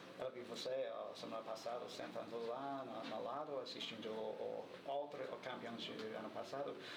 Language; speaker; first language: Portuguese; non-native, learner; English